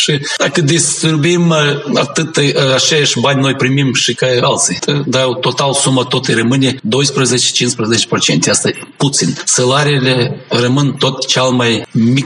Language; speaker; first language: Romanian; non-native, local second language; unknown